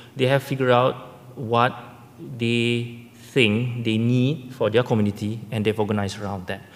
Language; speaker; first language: English; non-native, local second language; Malay